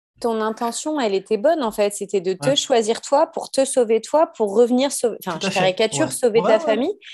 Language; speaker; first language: French; native; French